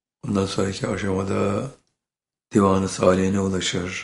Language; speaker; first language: Turkish; native; Turkish